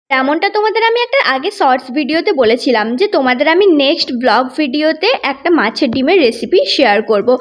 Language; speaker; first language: Bangla; non-native, local second language; Santali